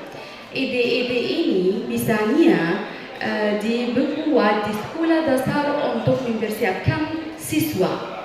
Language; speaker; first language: Indonesian; non-native, fluent; Arabic